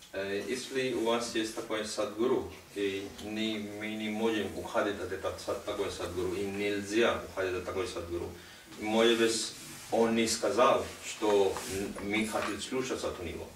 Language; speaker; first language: Russian; non-native, learner; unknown